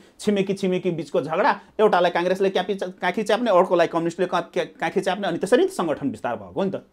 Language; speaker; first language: Nepali; non-native, local second language; Maithili